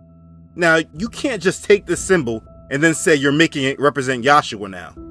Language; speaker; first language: English; native; English